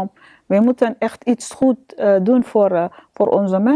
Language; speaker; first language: Dutch; non-native, learner; Arabic